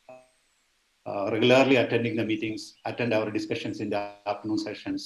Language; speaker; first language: English; non-native, local second language; Malayalam